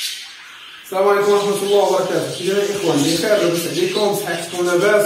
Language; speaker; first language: Arabic; native; Arabic